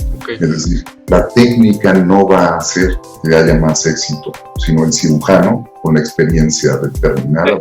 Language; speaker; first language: Spanish; native; Spanish